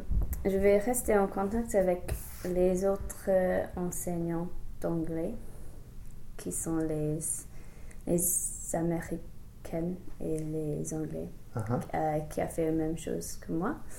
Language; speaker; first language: French; non-native, fluent; English